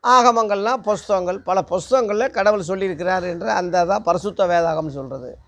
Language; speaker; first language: Tamil; non-native, local second language; Telugu